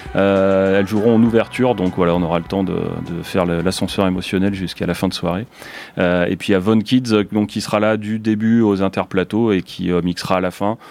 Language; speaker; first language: French; native; French